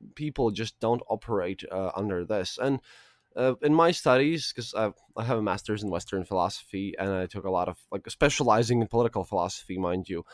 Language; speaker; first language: English; non-native, fluent; Russian